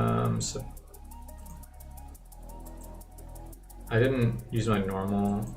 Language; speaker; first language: English; native; English